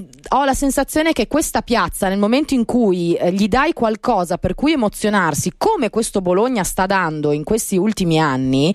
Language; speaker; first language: Italian; native; Italian